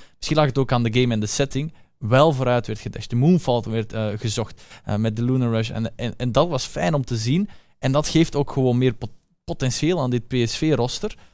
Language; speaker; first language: Dutch; native; Dutch